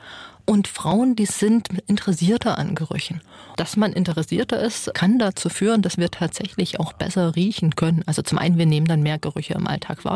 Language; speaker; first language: German; native; German